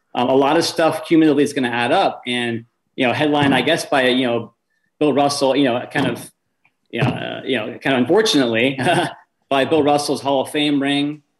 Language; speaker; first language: English; native; English